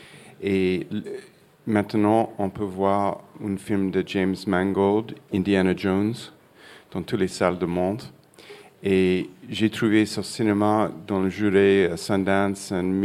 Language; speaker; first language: French; non-native, fluent; English